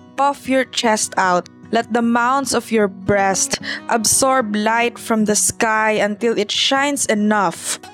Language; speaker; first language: English; non-native, local second language; Cebuano